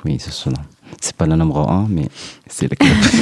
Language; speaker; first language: French; non-native, learner; Arabic